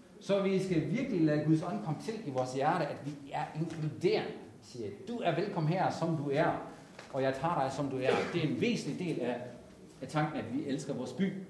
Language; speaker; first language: Danish; native; Danish